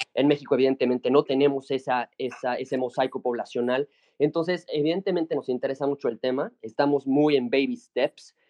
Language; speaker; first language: Spanish; native; Spanish